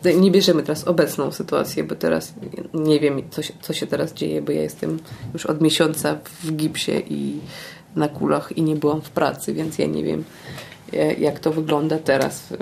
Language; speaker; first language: Polish; non-native, fluent; Russian